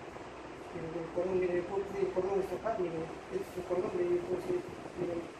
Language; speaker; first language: Spanish; native; Spanish